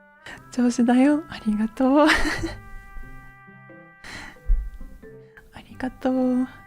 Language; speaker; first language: Japanese; non-native, learner; English